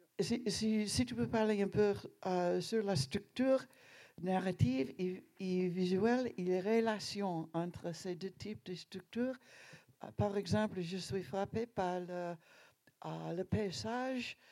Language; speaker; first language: French; non-native, learner; English